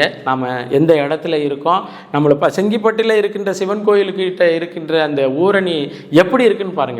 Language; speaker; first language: Tamil; native; Tamil